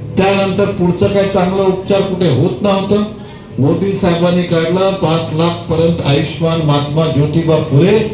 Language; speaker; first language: Marathi; non-native, local second language; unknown